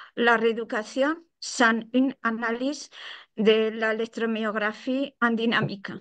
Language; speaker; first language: French; non-native, fluent; Spanish